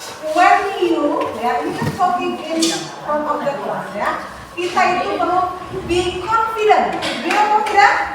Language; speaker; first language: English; non-native, fluent; Indonesian